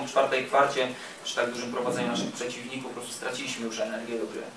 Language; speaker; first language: Polish; native; Polish